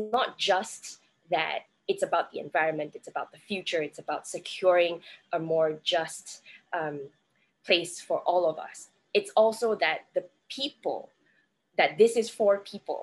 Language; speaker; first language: English; native; English